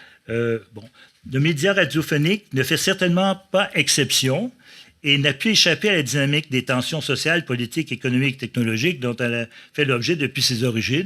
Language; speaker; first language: French; native; French